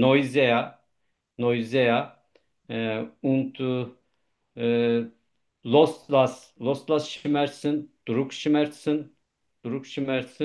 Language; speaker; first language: German; non-native, learner; Turkish